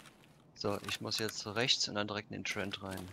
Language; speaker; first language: German; native; German